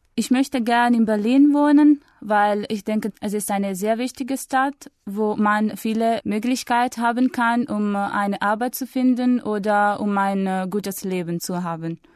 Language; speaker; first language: German; non-native, fluent; Italian